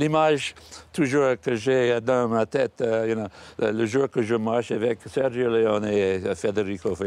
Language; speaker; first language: French; non-native, learner; English